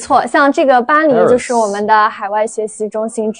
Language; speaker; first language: Chinese; native; Chinese